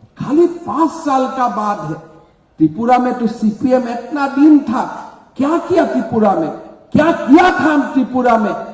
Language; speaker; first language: Hindi; non-native, local second language; Assamese